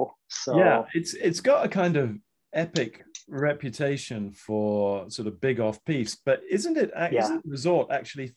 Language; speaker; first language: English; native; English